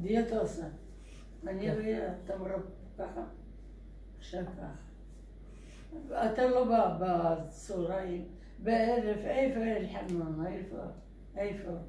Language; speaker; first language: Hebrew; non-native, learner; Russian